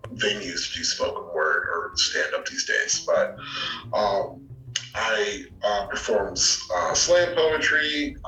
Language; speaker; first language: English; native; English